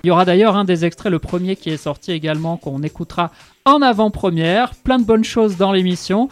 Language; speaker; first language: French; native; French